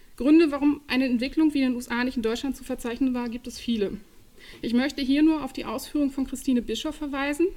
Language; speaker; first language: German; native; German